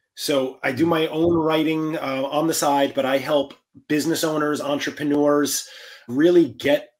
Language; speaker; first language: English; native; English